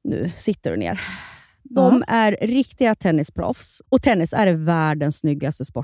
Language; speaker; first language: Swedish; native; Swedish